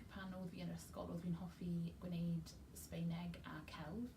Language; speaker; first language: Welsh; non-native, local second language; English